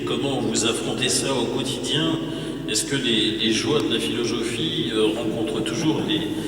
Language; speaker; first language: French; native; French